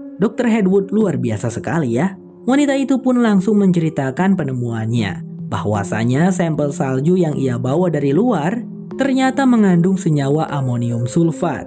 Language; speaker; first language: Indonesian; native; Indonesian